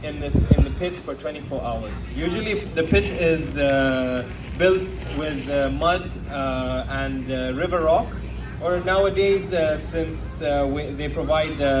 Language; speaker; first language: English; non-native, local second language; Arabic